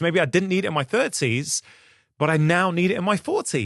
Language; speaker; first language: English; native; English